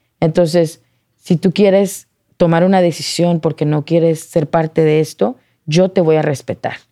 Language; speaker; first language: Spanish; early bilingual, heritage; Spanish